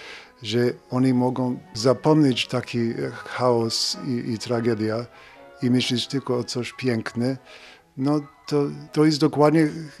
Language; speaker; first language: Polish; non-native, learner; English